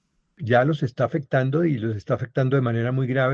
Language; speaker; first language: Spanish; native; Spanish